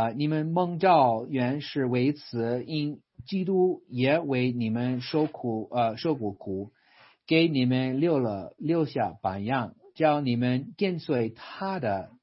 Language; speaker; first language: Chinese; non-native, fluent; English